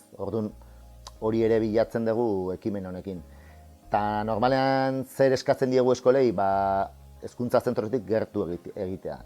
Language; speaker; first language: Basque; native; Basque